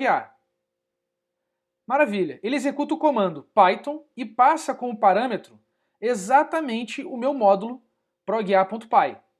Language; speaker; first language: Portuguese; native; Portuguese